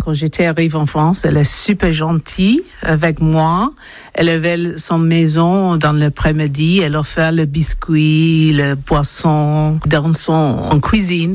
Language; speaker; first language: French; non-native, learner; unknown